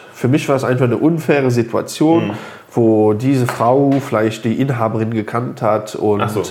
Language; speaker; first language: German; non-native, local second language; Luxembourgish